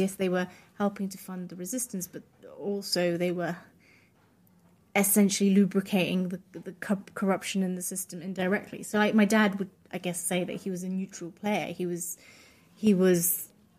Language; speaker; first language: English; non-native, local second language; Polish